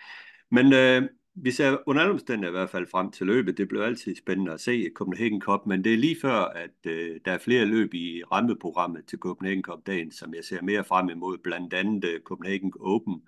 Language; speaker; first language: Danish; native; Danish